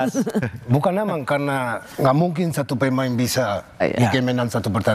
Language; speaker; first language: Indonesian; non-native, fluent; Spanish